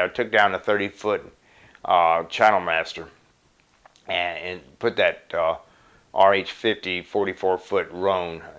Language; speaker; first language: English; native; English